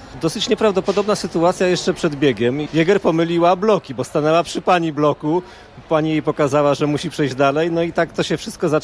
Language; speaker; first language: Polish; native; Polish